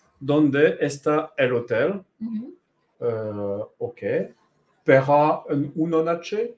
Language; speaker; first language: Spanish; non-native, learner; French